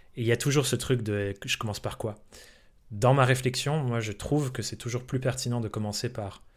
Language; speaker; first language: French; early bilingual, other home language; English